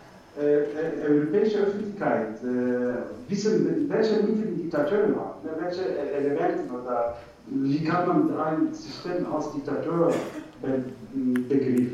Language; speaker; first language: German; non-native, learner; Turkish